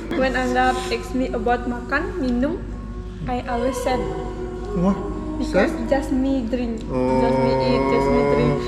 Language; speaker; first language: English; non-native, learner; Indonesian